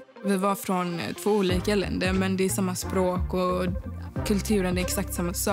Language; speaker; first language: Swedish; early bilingual, other home language; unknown